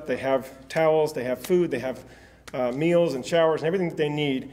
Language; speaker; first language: English; native; English